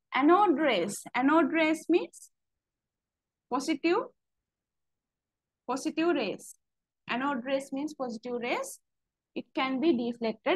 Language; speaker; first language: English; non-native, local second language; Sinhala